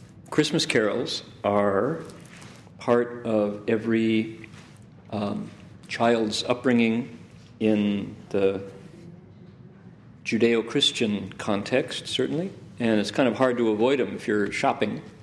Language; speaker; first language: English; native; English